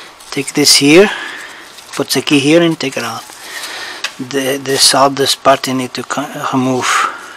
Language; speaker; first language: English; non-native, learner; Portuguese